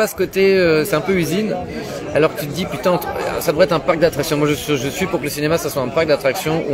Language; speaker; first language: French; native; French